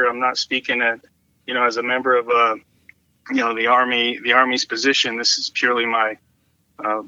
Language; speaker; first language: English; native; English